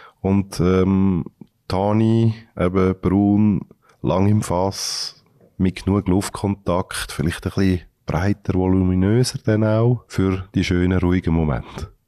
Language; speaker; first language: German; native; German